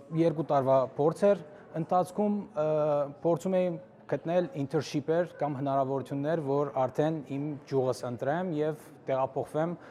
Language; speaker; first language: Armenian; early bilingual, heritage; Armenian